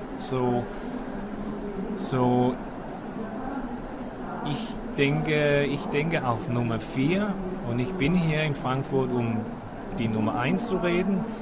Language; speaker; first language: German; non-native, learner; Danish